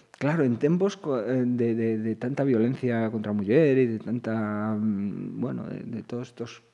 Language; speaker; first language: Galician; native; Galician